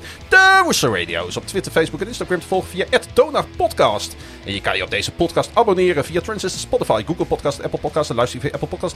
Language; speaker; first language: Dutch; native; Dutch